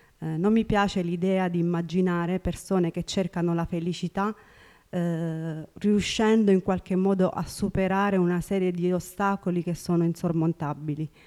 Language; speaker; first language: Italian; early bilingual, other home language; Tigrinya